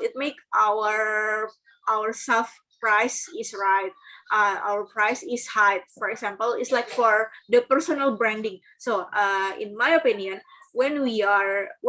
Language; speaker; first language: English; non-native, learner; Indonesian